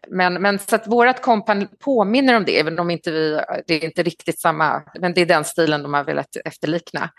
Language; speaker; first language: Swedish; native; Swedish